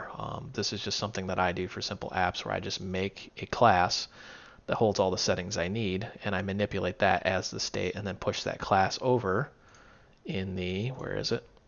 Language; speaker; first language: English; native; English